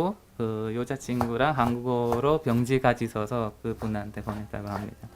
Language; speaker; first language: Korean; non-native, learner; Hungarian